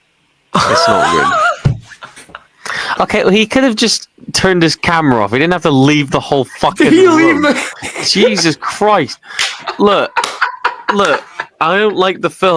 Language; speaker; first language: English; native; English